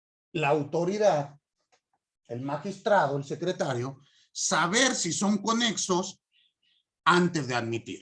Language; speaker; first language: Spanish; native; Spanish